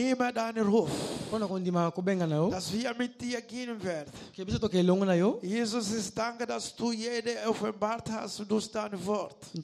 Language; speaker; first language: German; non-native, learner; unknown